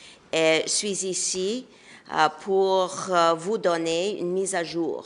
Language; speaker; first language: French; non-native, local second language; English